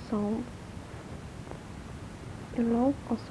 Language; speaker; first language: French; non-native, learner; Polish